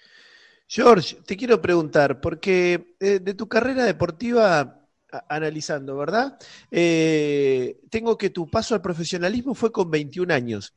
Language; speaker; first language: Spanish; native; Spanish